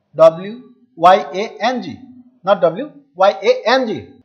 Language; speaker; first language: English; non-native, local second language; Hindi